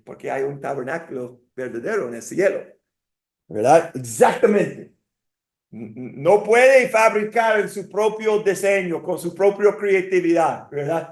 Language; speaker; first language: Spanish; non-native, fluent; English